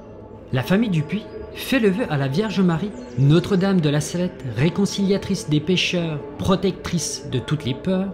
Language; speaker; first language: French; native; French